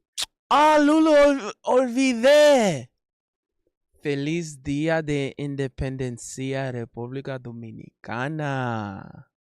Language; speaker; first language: Spanish; non-native, learner; English